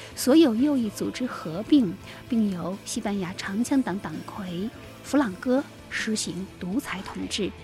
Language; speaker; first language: Chinese; native; Chinese